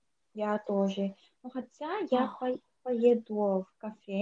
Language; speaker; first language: Russian; non-native, learner; Korean